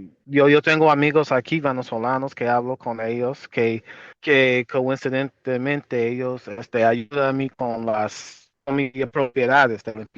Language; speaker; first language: Spanish; non-native, fluent; English